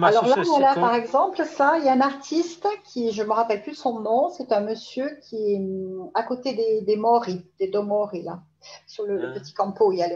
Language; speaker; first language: French; native; French